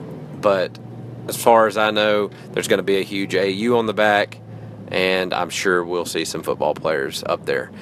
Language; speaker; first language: English; native; English